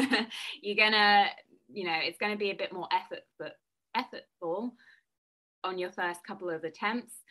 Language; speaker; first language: English; native; English